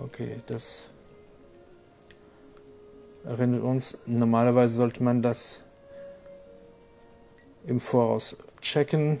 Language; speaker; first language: German; non-native, local second language; French